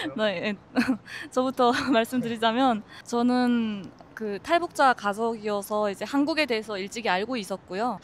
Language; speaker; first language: Korean; native; Korean